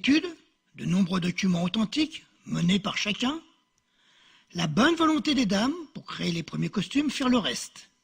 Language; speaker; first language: French; native; French